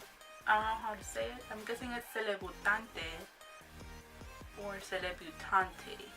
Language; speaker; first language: English; native; English